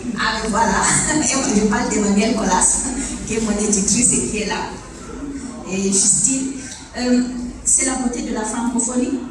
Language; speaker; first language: French; non-native, local second language; Fula